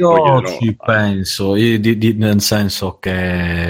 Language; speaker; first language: Italian; native; Italian